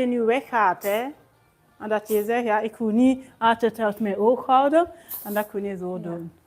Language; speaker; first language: Dutch; non-native, learner; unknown